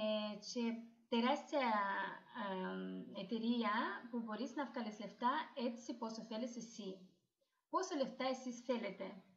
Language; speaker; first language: Greek; non-native, learner; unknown